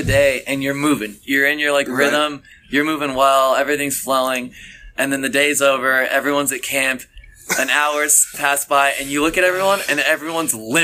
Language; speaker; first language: English; native; English